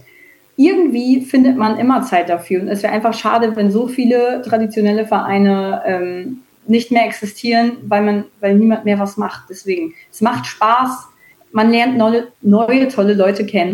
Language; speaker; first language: German; native; German